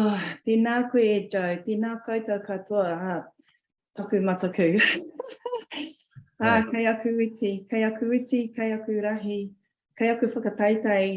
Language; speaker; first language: Māori; non-native, local second language; English